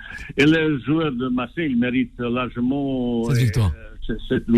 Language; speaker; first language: French; non-native, fluent; Bosnian